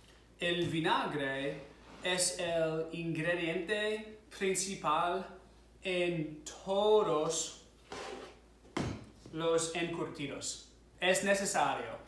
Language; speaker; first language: Spanish; non-native, fluent; English